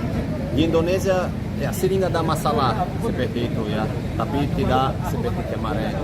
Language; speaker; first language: Indonesian; non-native, fluent; Portuguese